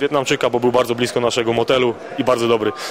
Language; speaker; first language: Polish; native; Polish